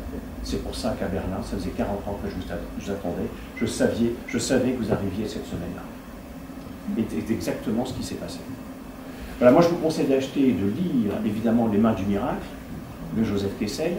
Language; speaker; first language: French; native; French